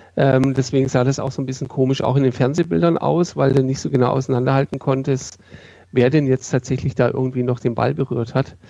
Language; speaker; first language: German; native; German